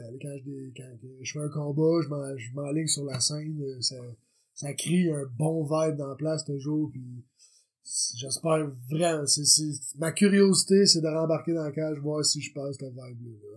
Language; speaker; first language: French; native; French